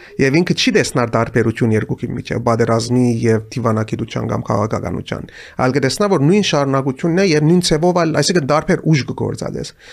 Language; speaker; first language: Armenian; early bilingual, heritage; Armenian